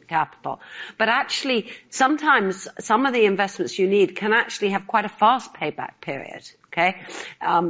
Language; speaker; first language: English; native; English